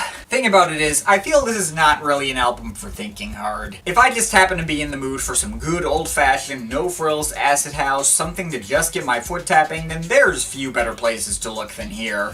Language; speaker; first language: English; native; English